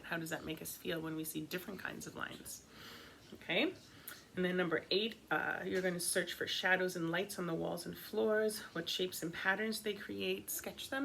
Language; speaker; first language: English; native; English